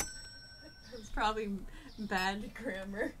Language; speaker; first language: English; native; English